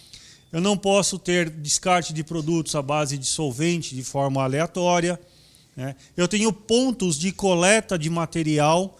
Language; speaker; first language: Portuguese; native; Portuguese